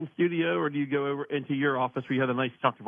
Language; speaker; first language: English; native; English